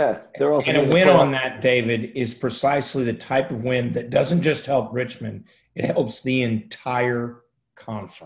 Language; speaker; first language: English; native; English